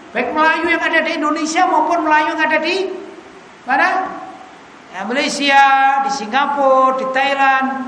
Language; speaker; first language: Indonesian; native; Indonesian